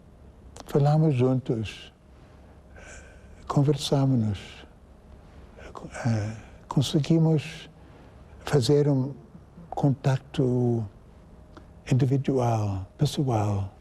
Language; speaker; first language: Portuguese; non-native, fluent; English